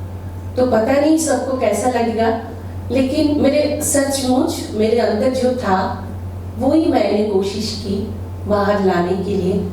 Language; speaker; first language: Hindi; non-native, local second language; Bangla